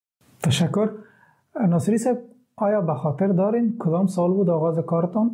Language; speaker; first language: Persian; native; Persian